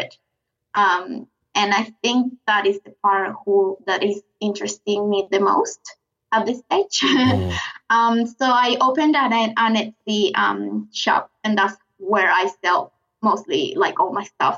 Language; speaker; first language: English; non-native, fluent; Spanish